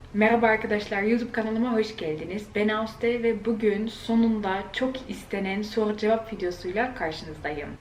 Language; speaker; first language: Turkish; early bilingual, heritage; Turkish